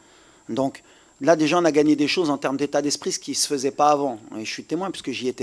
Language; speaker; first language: French; native; French